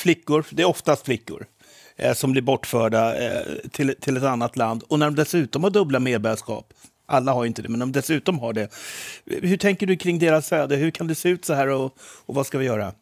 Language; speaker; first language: Swedish; native; Swedish